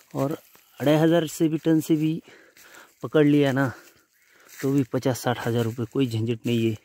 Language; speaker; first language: Hindi; non-native, local second language; Marathi